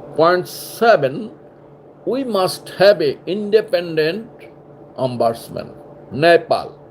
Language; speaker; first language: English; non-native, local second language; Bangla